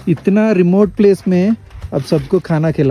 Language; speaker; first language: Hindi; non-native, local second language; Telugu